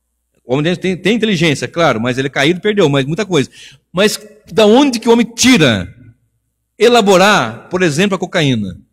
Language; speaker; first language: Portuguese; native; Portuguese